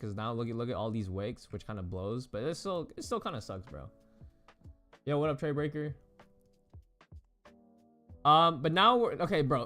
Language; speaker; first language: English; native; English